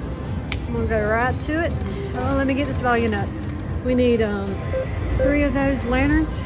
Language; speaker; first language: English; native; English